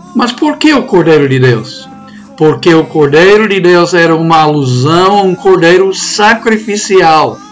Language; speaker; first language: Portuguese; non-native, fluent; English